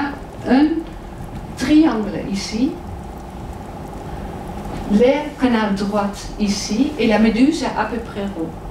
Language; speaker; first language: French; non-native, fluent; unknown